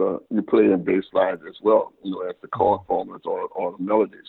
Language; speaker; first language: English; native; English